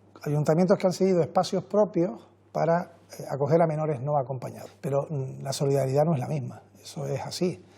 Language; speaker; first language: Spanish; native; Spanish